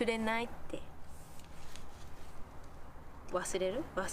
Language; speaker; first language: Japanese; non-native, learner; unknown